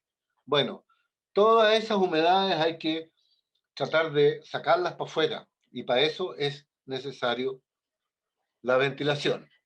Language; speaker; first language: Spanish; native; Spanish